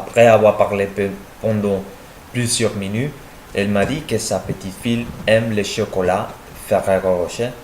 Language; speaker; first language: French; non-native, learner; Spanish